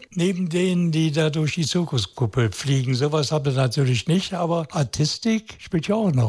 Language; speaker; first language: German; native; German